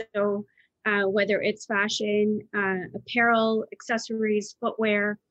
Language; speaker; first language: English; native; English